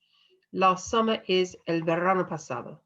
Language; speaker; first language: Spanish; non-native, fluent; English